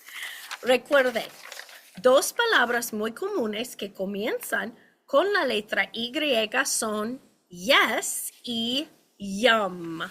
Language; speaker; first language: Spanish; non-native, fluent; English